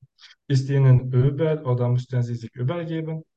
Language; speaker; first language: German; non-native, learner; Turkish